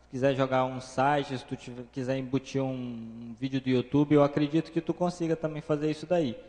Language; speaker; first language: Portuguese; native; Portuguese